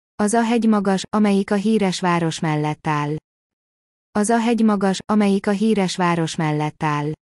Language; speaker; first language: Hungarian; non-native, learner; Persian